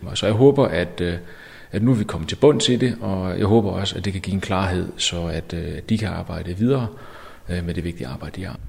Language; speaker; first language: Danish; native; Danish